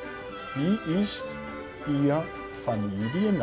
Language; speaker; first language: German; non-native, fluent; Rundi